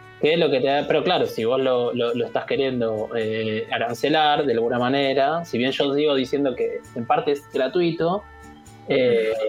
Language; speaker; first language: Spanish; native; Spanish